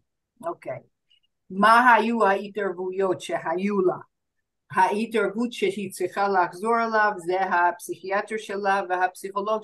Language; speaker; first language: Hebrew; non-native, fluent; English